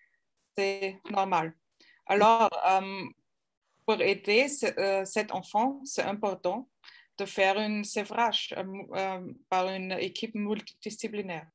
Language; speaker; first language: French; non-native, fluent; German